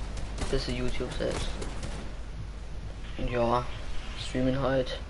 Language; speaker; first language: German; native; German